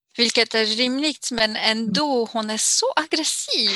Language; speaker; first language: Swedish; non-native, fluent; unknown